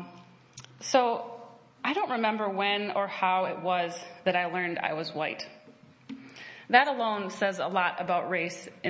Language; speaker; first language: English; native; English